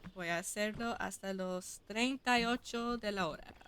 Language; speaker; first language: Spanish; non-native, learner; English